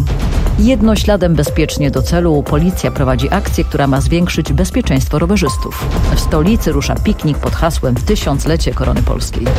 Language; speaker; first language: Polish; native; Polish